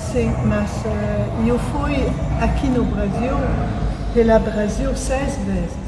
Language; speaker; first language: Portuguese; non-native, learner; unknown